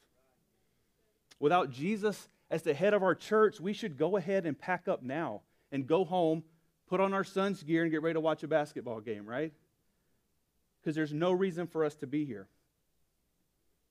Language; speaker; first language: English; native; English